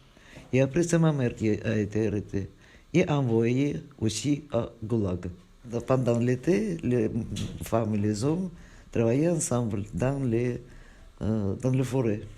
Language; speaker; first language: French; non-native, fluent; Russian